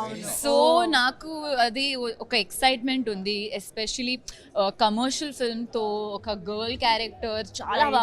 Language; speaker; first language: Telugu; non-native, learner; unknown